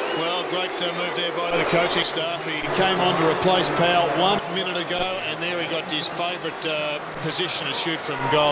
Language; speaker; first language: English; native; English